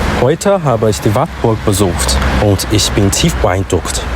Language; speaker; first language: German; non-native, learner; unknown